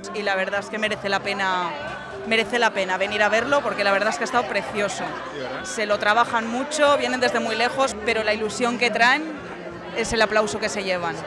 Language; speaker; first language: Spanish; native; Spanish